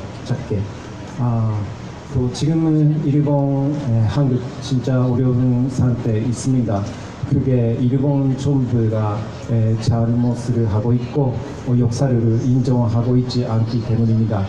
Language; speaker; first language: Korean; non-native, fluent; Japanese